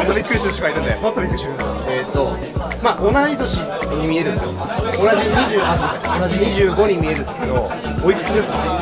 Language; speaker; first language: Japanese; native; Japanese